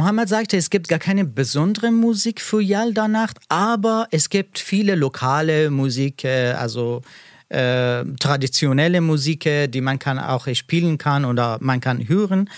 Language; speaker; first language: German; non-native, learner; Persian